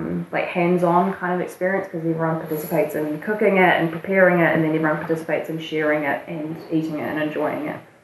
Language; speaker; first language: English; native; English